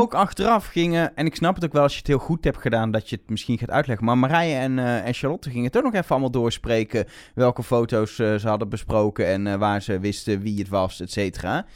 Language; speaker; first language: Dutch; native; Dutch